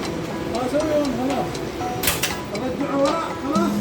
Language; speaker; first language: Arabic; non-native, learner; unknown